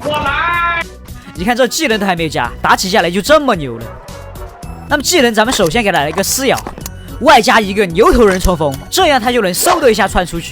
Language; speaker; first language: Chinese; native; Chinese